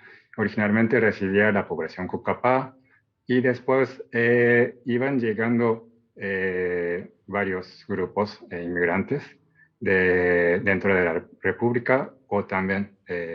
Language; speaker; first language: Spanish; non-native, fluent; Japanese